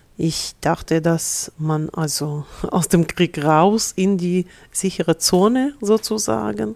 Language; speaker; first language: German; non-native, fluent; Russian